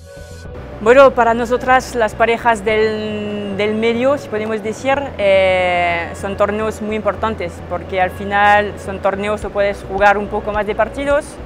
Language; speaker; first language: Spanish; non-native, fluent; French